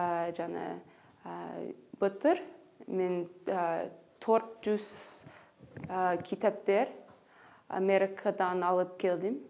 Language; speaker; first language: Kyrgyz; non-native, learner; English